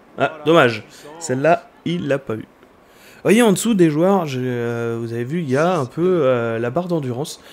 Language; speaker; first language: French; native; French